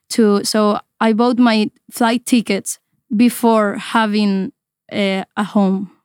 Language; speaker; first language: English; non-native, fluent; Spanish